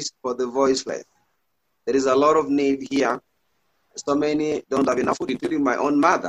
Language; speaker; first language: English; non-native, local second language; Gusii